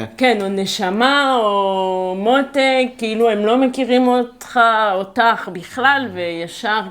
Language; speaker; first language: Hebrew; non-native, fluent; French